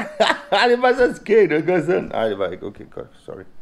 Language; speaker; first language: Danish; native; Danish